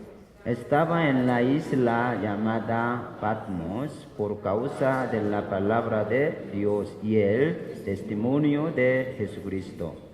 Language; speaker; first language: Spanish; non-native, fluent; Korean